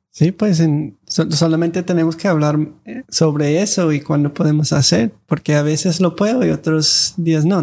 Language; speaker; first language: Spanish; non-native, fluent; English